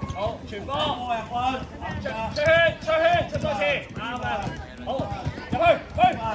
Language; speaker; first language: Cantonese; native; Cantonese